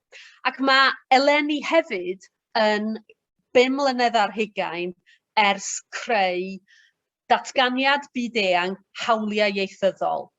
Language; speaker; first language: Welsh; native; Welsh